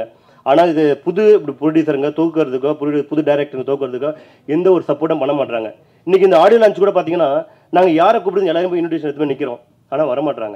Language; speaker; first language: Tamil; native; Tamil